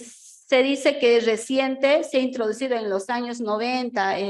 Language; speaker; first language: Spanish; native; Spanish